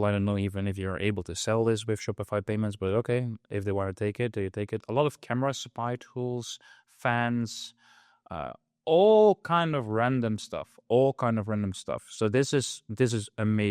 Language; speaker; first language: English; non-native, fluent; Dutch